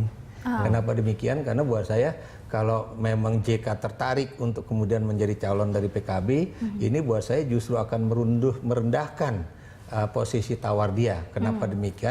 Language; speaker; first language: Indonesian; native; Indonesian